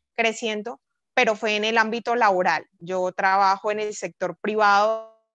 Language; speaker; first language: Spanish; native; Spanish